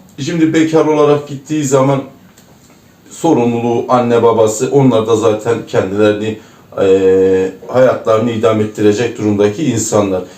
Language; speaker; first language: Turkish; native; Turkish